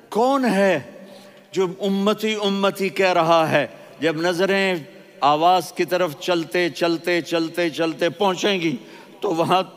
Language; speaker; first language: Urdu; non-native, local second language; Punjabi